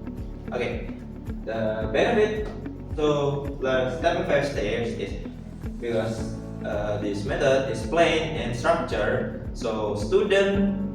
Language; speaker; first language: English; non-native, learner; Indonesian